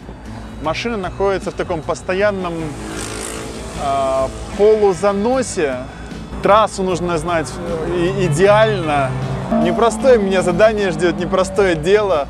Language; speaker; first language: Russian; native; Russian